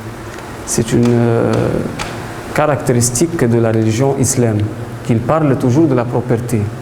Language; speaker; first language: French; non-native, fluent; Arabic